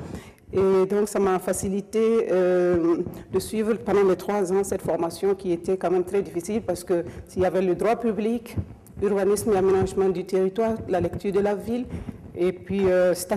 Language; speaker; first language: French; non-native, local second language; Mossi